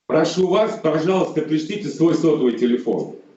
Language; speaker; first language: Russian; native; Russian